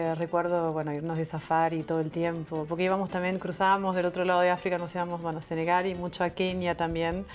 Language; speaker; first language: Spanish; non-native, fluent; French